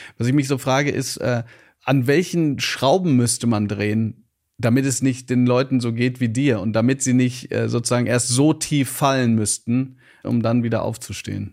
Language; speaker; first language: German; native; German